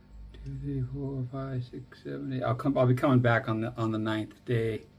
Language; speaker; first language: English; native; English